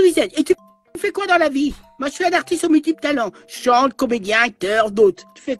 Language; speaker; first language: French; native; French